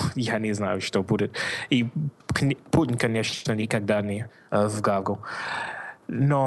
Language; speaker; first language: Russian; non-native, learner; English